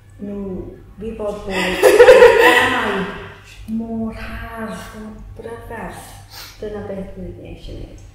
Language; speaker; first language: Welsh; native; Welsh